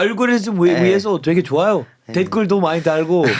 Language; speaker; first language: Korean; non-native, fluent; English